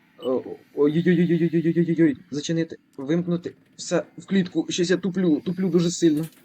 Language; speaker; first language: Ukrainian; non-native, local second language; Russian